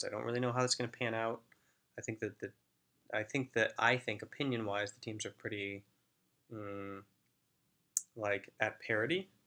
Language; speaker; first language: English; native; English